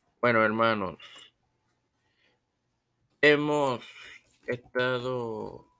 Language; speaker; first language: Spanish; native; Spanish